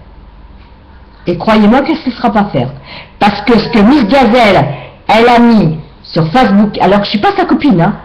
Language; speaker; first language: French; native; French